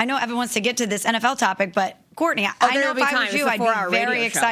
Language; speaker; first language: English; native; English